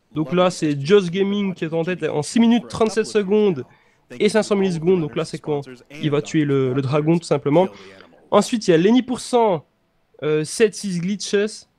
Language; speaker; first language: French; native; French